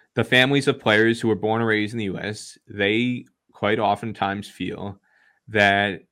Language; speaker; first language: English; native; English